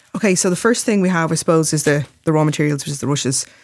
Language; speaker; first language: English; native; English